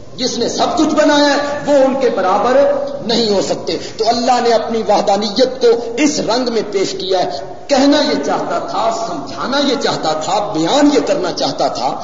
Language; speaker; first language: Urdu; non-native, local second language; Punjabi